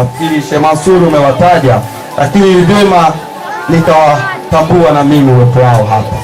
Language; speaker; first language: Swahili; native; Swahili